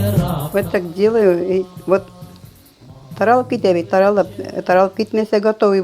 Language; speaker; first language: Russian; non-native, local second language; Tatar